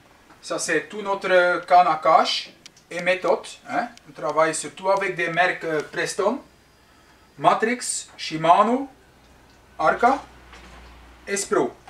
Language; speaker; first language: French; non-native, local second language; Dutch